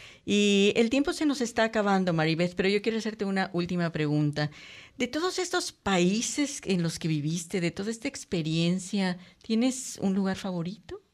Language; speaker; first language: Spanish; native; Spanish